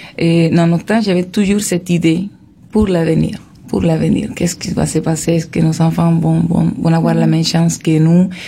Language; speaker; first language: French; non-native, fluent; Spanish